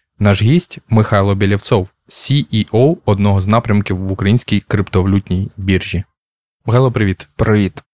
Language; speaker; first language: Ukrainian; native; Ukrainian